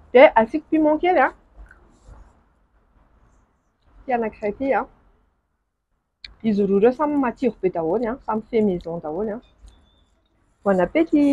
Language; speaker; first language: French; non-native, local second language; Malagasy